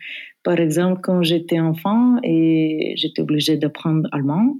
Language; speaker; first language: French; non-native, fluent; Bulgarian